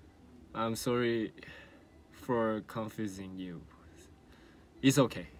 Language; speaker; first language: English; non-native, learner; Korean